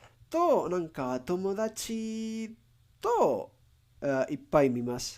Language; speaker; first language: Japanese; non-native, learner; English